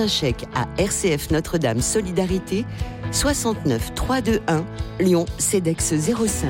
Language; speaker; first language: French; native; French